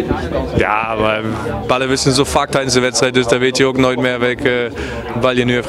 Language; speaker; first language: Dutch; non-native, fluent; German